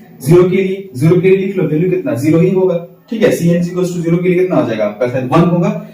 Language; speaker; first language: Hindi; native; Hindi